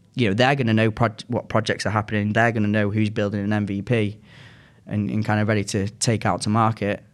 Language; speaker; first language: English; native; English